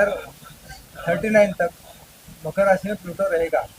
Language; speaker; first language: Hindi; non-native, local second language; Marathi